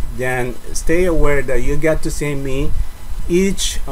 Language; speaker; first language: English; non-native, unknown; Spanish